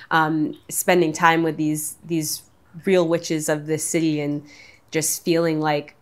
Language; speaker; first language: English; native; English